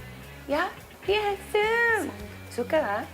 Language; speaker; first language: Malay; non-native, learner; English